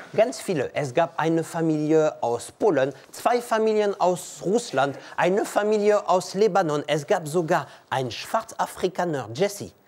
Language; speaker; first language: German; non-native, fluent; French